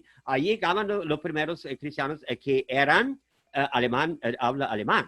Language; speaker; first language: Spanish; non-native, fluent; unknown